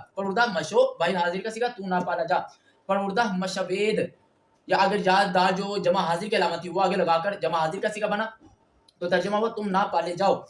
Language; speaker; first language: Urdu; native; Urdu